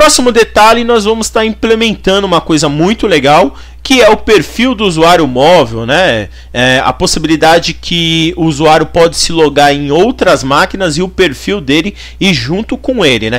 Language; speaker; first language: Portuguese; native; Portuguese